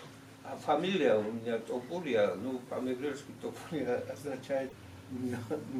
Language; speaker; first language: Russian; non-native, fluent; Georgian